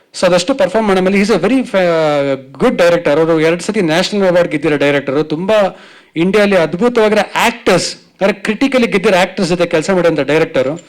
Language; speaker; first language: Kannada; native; Kannada